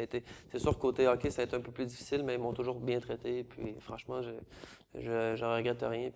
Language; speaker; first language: French; native; French